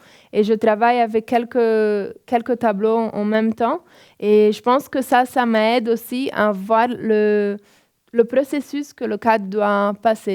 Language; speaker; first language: French; non-native, fluent; Portuguese